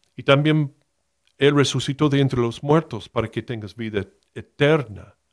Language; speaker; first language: Spanish; non-native, fluent; English